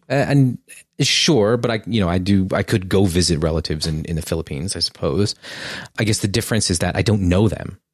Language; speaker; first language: English; native; English